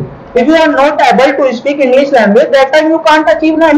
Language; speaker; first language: English; non-native, local second language; Hindi